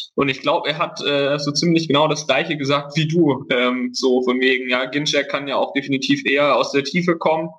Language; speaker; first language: German; native; German